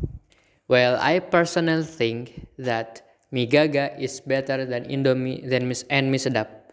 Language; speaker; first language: English; non-native, learner; Indonesian